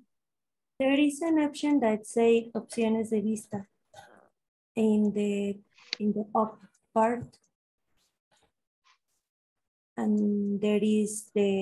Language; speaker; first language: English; non-native, learner; Spanish